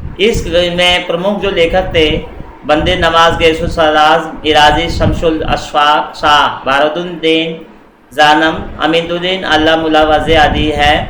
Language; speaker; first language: Hindi; native; Hindi